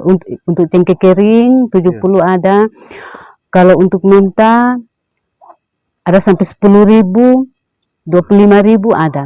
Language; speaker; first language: Indonesian; non-native, local second language; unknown